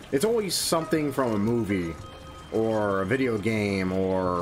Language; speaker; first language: English; native; English